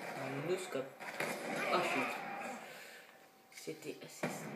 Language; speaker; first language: French; native; French